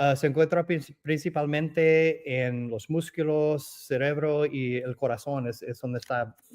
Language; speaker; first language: Spanish; early bilingual, other home language; English